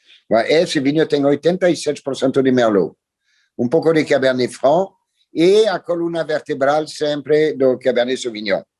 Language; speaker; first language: Portuguese; non-native, fluent; French